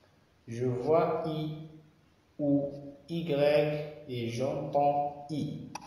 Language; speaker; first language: French; non-native, local second language; Arabic